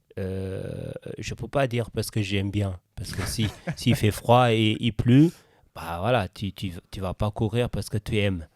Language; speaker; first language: French; non-native, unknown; Tigrinya